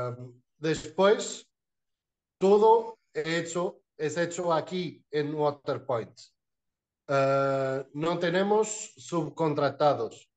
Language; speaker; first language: Spanish; non-native, fluent; Portuguese